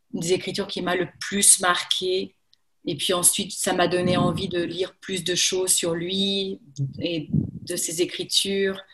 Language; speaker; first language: French; native; French